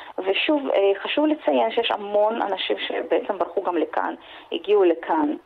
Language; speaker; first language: Hebrew; non-native, fluent; Russian